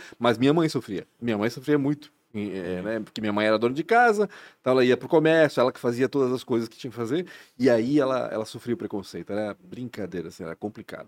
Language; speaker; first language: Portuguese; native; Portuguese